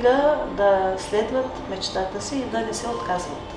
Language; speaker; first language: Bulgarian; non-native, local second language; Turkish